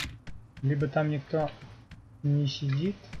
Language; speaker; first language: Russian; native; Russian